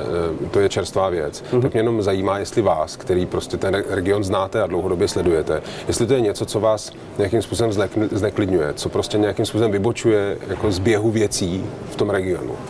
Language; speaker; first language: Czech; native; Czech